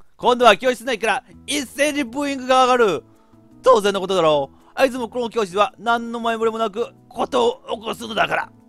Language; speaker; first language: Japanese; native; Japanese